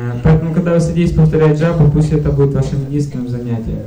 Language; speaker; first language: Russian; native; Russian